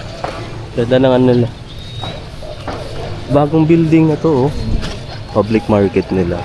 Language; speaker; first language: Filipino; non-native, local second language; Waray